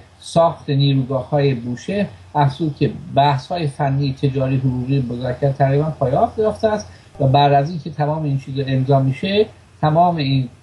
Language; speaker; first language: Persian; native; Persian